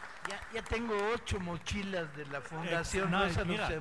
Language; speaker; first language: Spanish; native; Spanish